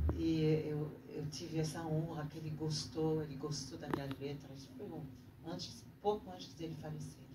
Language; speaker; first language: Portuguese; non-native, fluent; French